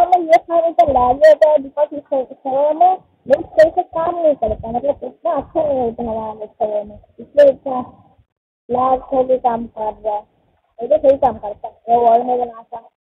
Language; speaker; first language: Hindi; non-native, local second language; Bangla